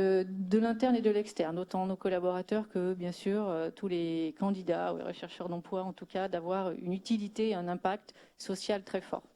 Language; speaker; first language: French; native; French